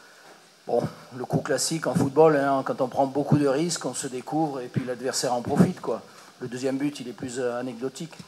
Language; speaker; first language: French; native; French